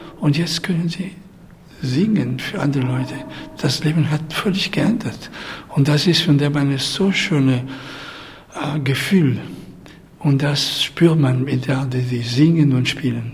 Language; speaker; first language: German; non-native, fluent; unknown